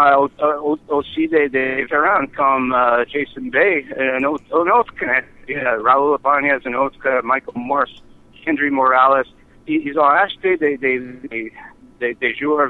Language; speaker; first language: French; non-native, learner; English